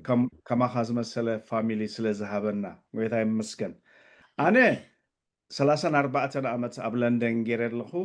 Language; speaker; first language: Tigrinya; native; Tigrinya